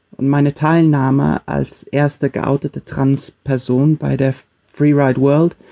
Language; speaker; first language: German; non-native, fluent; English